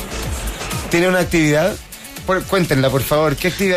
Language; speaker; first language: Spanish; native; Spanish